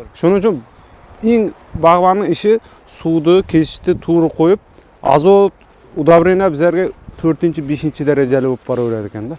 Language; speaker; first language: Uzbek; native; Uzbek